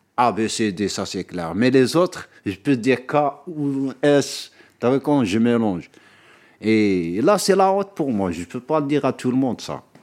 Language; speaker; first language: French; non-native, local second language; Arabic